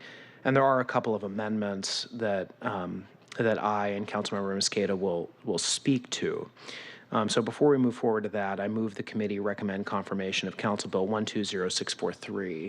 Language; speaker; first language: English; native; English